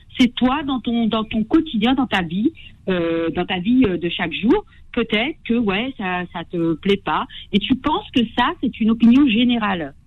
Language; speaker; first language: French; native; French